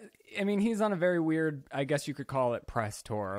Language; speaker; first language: English; native; English